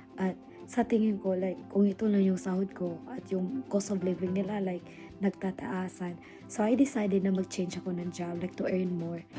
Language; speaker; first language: Filipino; non-native, local second language; Cebuano